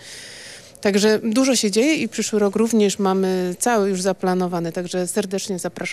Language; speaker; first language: Polish; native; Polish